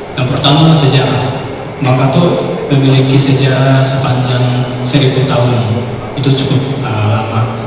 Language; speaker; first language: Indonesian; non-native, fluent; Japanese